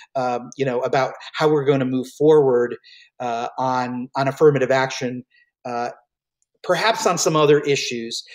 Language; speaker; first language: English; early bilingual, other home language; Hindi